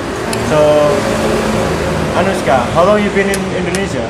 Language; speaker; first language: English; non-native, learner; Indonesian